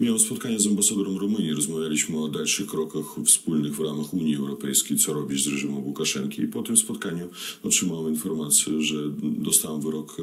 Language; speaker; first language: Polish; non-native, fluent; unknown